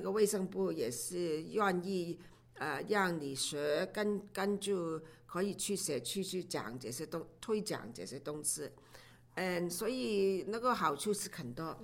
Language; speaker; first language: Chinese; non-native, local second language; Cantonese